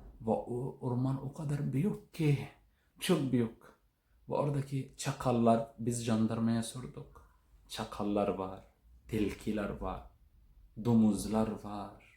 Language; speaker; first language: Turkish; non-native, learner; Arabic